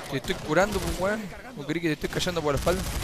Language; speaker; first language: Spanish; native; Spanish